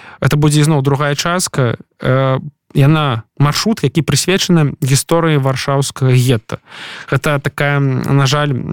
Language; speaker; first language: Belarusian; non-native, local second language; Russian